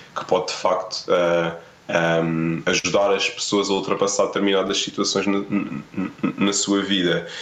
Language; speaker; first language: Portuguese; native; Portuguese